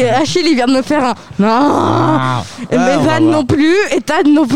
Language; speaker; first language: French; native; French